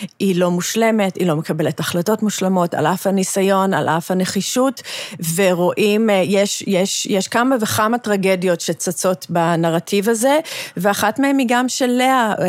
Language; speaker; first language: Hebrew; early bilingual, other home language; English